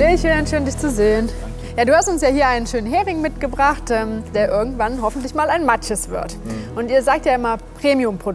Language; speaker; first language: German; native; German